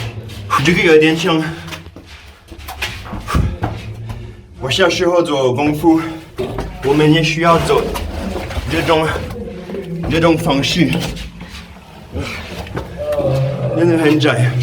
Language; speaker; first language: Chinese; non-native, fluent; French